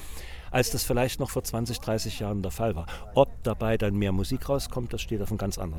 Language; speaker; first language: German; native; German